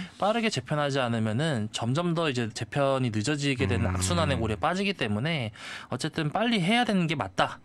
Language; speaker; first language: Korean; native; Korean